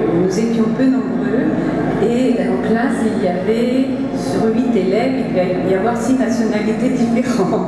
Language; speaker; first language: French; early bilingual, heritage; French